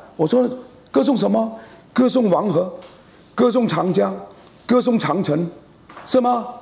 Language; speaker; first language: Chinese; native; Chinese